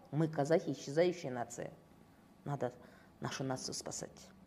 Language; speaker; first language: Russian; non-native, local second language; Kazakh